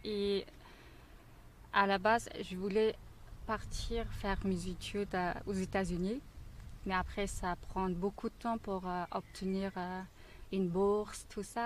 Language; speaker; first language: French; non-native, learner; Mongolian